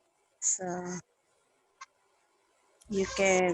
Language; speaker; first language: English; non-native, learner; Indonesian